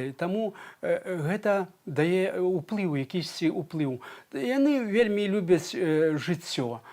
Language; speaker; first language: Belarusian; native; Belarusian